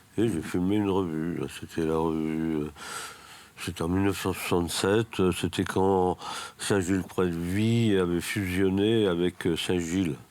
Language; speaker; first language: French; native; French